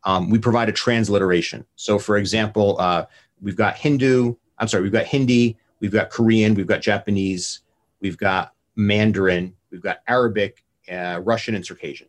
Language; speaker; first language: English; native; English